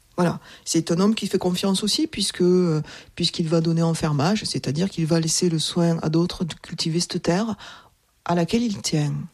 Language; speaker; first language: French; native; French